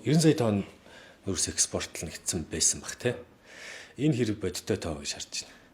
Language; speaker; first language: Mongolian; native; Mongolian